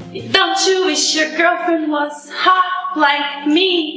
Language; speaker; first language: English; non-native, fluent; Portuguese